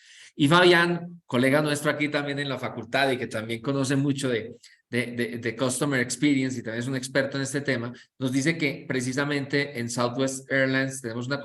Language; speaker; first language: Spanish; native; Spanish